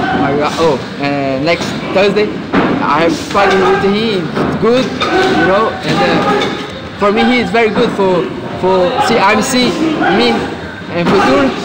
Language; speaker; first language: English; non-native, learner; Portuguese